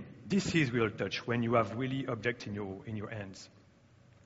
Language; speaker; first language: English; non-native, fluent; French